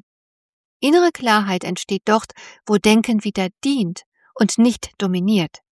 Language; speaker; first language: German; native; German